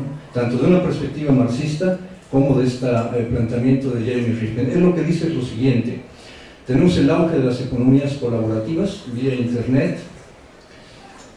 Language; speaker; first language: Spanish; native; Spanish